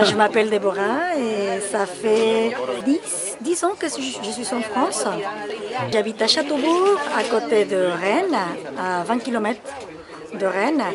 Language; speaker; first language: French; non-native, fluent; Spanish